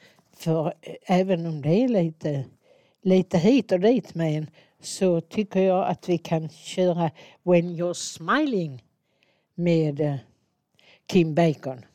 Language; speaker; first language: Swedish; native; Swedish